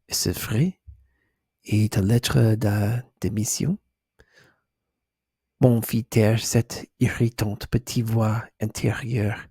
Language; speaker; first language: French; non-native, learner; English